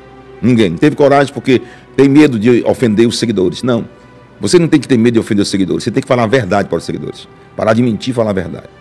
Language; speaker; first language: Portuguese; native; Portuguese